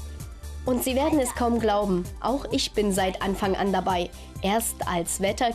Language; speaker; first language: German; native; German